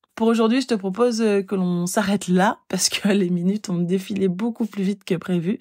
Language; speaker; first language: French; native; French